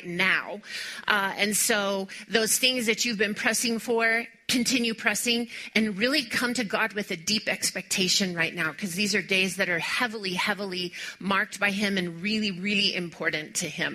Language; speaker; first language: English; native; English